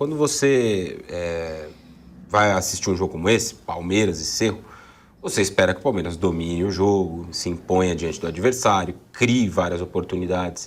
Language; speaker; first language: Portuguese; native; Portuguese